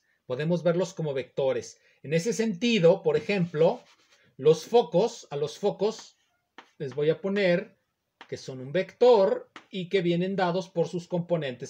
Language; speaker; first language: Spanish; native; Spanish